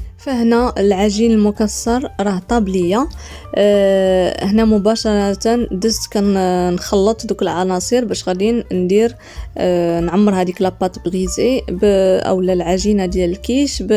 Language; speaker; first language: Arabic; native; Arabic